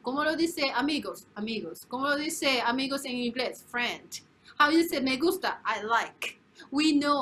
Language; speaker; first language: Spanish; non-native, fluent; Korean